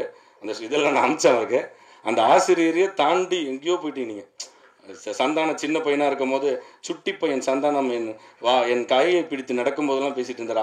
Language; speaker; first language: Tamil; native; Tamil